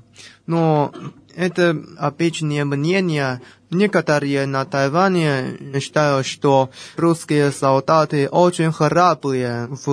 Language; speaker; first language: Russian; non-native, fluent; Chinese